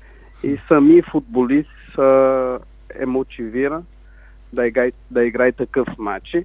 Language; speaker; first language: Bulgarian; non-native, learner; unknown